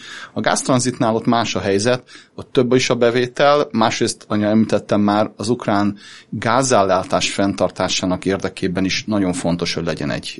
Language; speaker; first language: Hungarian; native; Hungarian